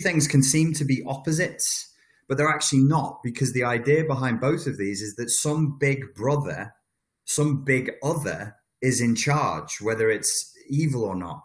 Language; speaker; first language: English; native; English